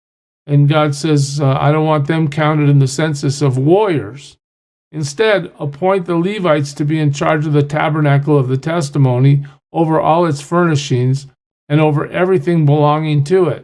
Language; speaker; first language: English; native; English